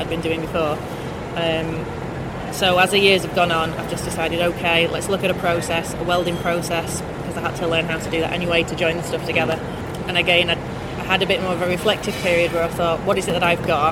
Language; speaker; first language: English; native; English